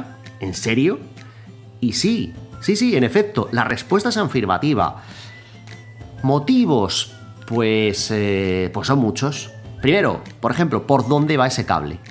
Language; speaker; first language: Spanish; native; Spanish